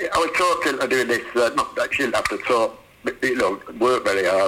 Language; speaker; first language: English; native; English